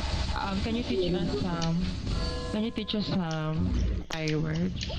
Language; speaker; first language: English; non-native, local second language; Filipino